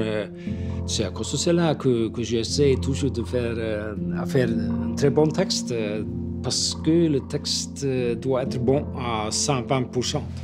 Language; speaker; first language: French; non-native, fluent; Icelandic